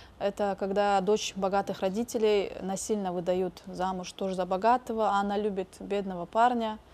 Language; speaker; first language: Russian; non-native, local second language; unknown